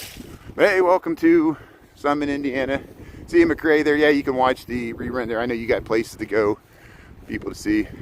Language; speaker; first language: English; native; English